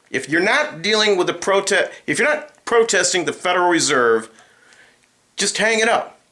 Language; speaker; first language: English; native; English